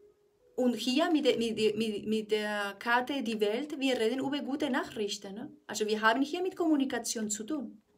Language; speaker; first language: German; non-native, fluent; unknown